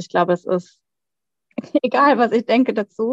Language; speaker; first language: German; native; German